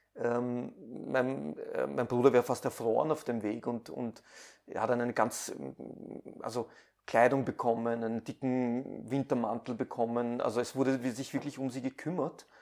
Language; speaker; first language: German; early bilingual, other home language; Persian